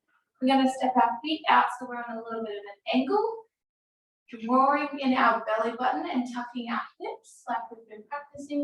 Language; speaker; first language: English; native; English